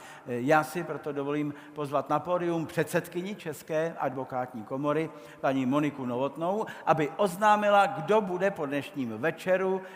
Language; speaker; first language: Czech; native; Czech